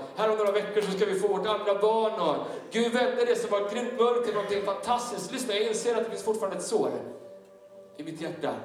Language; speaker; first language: Swedish; native; Swedish